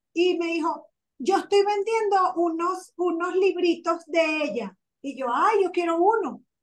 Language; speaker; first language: Spanish; native; Spanish